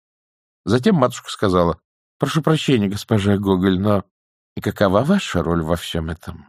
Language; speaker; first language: Russian; native; Russian